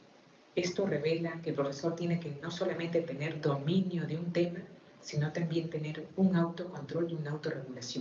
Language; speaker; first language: Spanish; native; Spanish